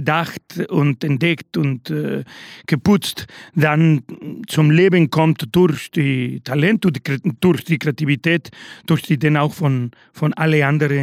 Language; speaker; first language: German; non-native, learner; Spanish